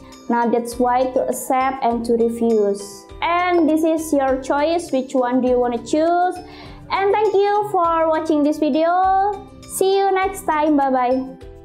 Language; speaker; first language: English; non-native, fluent; Indonesian